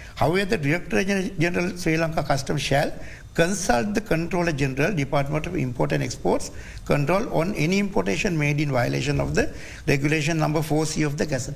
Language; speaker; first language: English; non-native, local second language; Sinhala